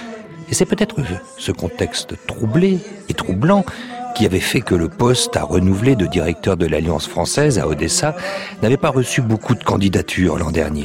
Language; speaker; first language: French; native; French